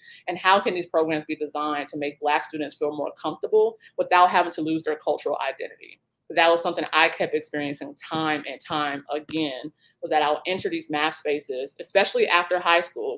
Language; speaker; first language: English; native; English